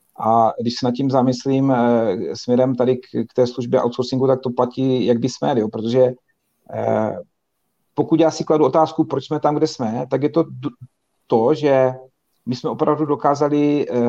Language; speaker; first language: Czech; native; Czech